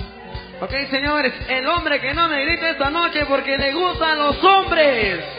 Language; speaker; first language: Spanish; native; Spanish